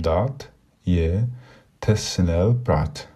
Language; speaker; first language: Dutch; non-native, fluent; Tigrinya